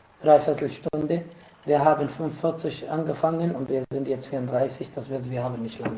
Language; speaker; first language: German; non-native, fluent; Arabic